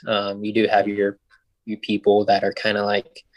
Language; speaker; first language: English; native; English